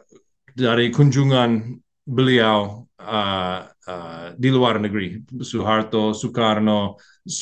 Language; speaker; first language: Indonesian; non-native, learner; English